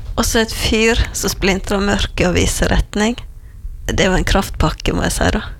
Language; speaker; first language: Norwegian; native; Norwegian